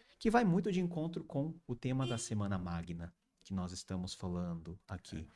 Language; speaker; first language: Portuguese; early bilingual, other home language; Korean